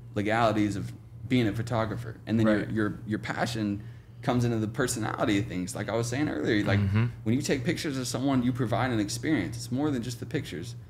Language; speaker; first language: English; native; English